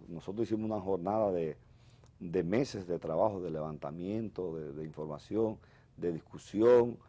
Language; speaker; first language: Spanish; native; Spanish